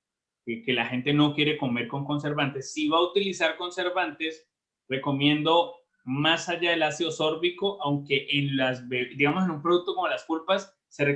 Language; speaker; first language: Spanish; native; Spanish